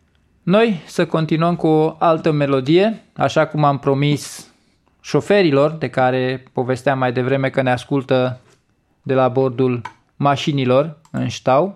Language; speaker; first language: Romanian; native; Romanian